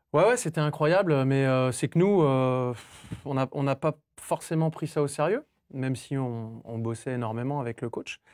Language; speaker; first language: French; native; French